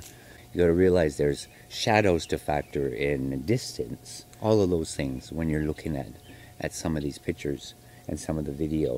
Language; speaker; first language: English; native; English